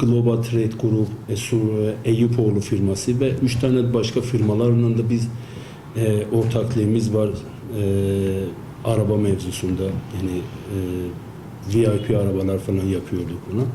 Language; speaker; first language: Turkish; non-native, fluent; Azerbaijani